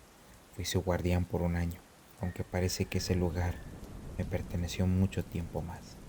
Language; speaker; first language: Spanish; native; Spanish